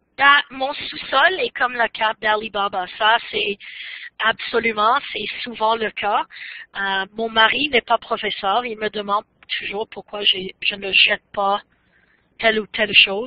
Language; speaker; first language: French; non-native, fluent; English